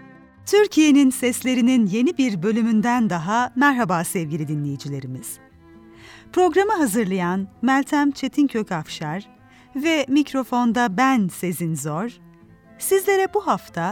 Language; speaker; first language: Turkish; native; Turkish